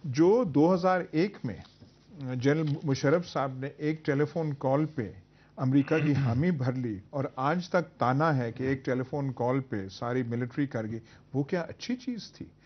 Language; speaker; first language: Urdu; non-native, local second language; Punjabi